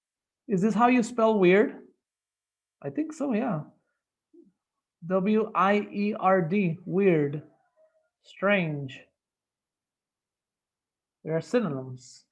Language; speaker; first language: English; non-native, fluent; Spanish